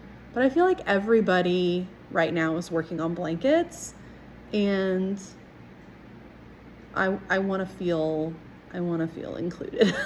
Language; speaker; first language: English; native; English